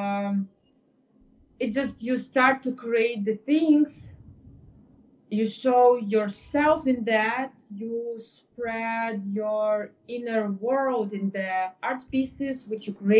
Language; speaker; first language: English; non-native, fluent; Ukrainian